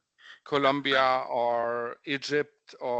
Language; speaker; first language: English; non-native, fluent; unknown